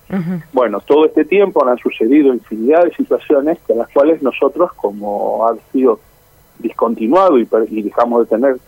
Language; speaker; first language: Spanish; native; Spanish